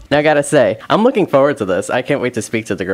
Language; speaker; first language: English; native; English